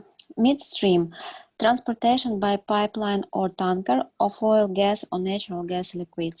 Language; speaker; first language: English; non-native, learner; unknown